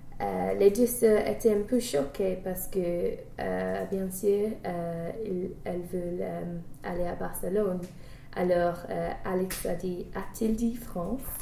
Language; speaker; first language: French; non-native, learner; English